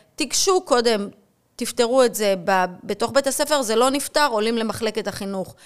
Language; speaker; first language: Hebrew; native; Hebrew